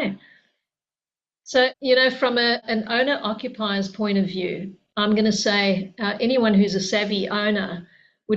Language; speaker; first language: English; native; English